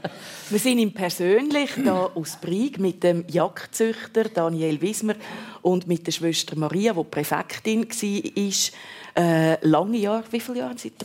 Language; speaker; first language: German; native; German